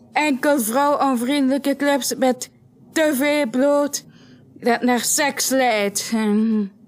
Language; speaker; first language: Dutch; native; Dutch